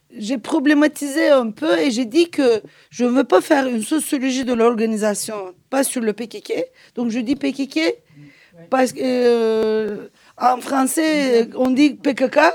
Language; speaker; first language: French; non-native, fluent; Turkish